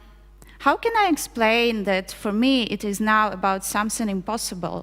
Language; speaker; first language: English; non-native, fluent; Ukrainian